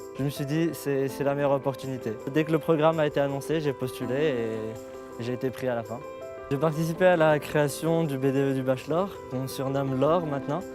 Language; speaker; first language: French; non-native, local second language; Arabic